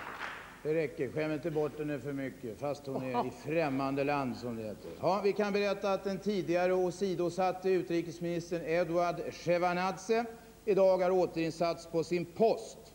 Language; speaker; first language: Swedish; native; Swedish